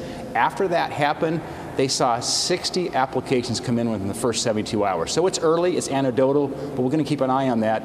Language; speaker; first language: English; native; English